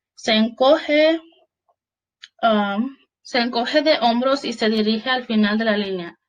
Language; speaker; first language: Spanish; early bilingual, heritage; Spanish